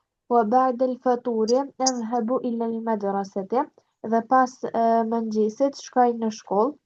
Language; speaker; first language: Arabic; non-native, learner; Albanian